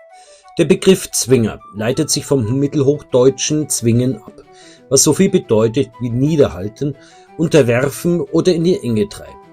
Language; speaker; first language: German; native; German